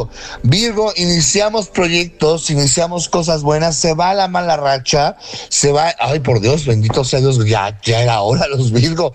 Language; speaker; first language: Spanish; native; Spanish